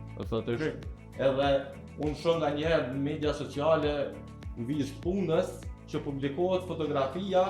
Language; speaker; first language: Albanian; native; Albanian